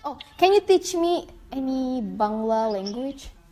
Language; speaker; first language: English; non-native, fluent; Indonesian